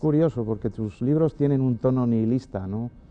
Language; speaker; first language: Spanish; native; Spanish